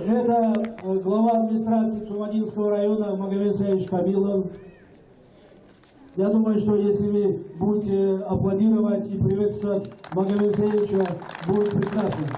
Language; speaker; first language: Russian; non-native, local second language; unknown